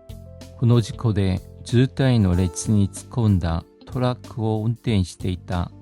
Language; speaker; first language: Japanese; non-native, fluent; Korean